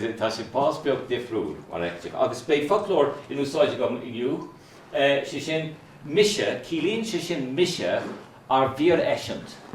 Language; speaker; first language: Irish; non-native, local second language; English